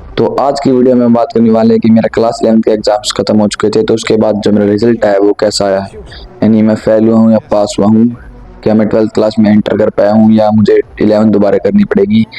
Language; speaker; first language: Hindi; native; Hindi